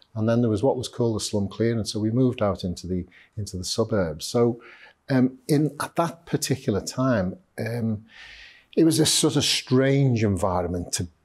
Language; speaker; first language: English; native; English